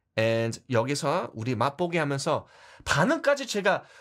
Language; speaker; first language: Korean; non-native, fluent; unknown